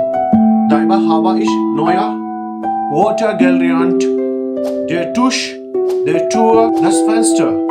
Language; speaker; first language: German; non-native, learner; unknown